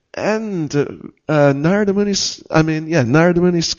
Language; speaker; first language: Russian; non-native, learner; English